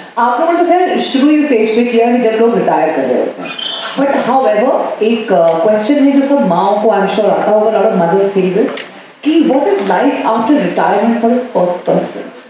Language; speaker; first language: Hindi; native; Hindi